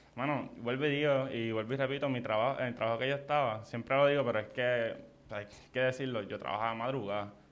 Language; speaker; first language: Spanish; native; Spanish